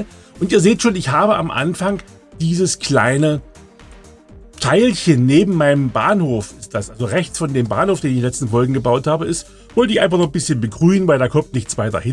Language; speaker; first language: German; native; German